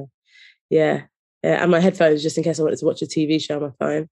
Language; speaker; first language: English; native; English